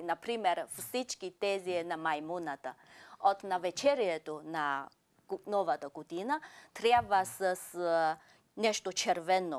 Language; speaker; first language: Bulgarian; non-native, fluent; Chinese